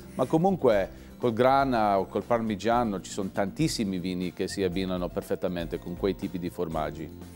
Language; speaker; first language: Italian; early bilingual, other home language; English